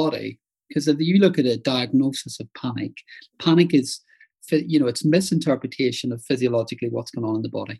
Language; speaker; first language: English; native; English